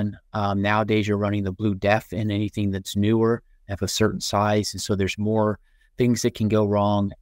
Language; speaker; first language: English; native; English